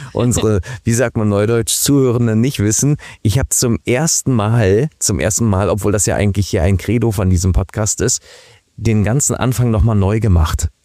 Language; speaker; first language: German; native; German